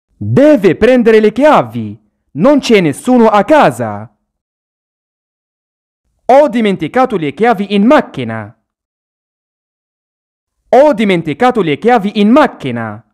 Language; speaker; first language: Italian; non-native, fluent; Arabic